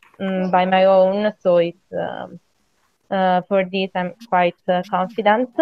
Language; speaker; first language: English; non-native, fluent; Italian